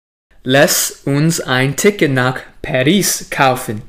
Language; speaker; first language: German; non-native, learner; English